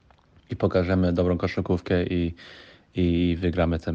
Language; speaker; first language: Polish; early bilingual, heritage; Polish